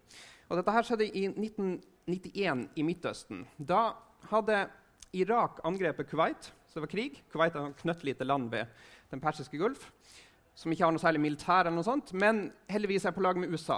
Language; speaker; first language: Norwegian; native; Norwegian